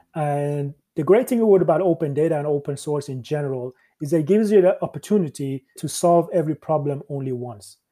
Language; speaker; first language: English; early bilingual, other home language; Persian